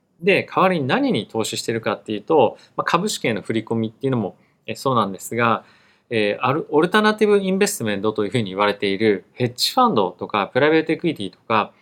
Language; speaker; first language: Japanese; native; Japanese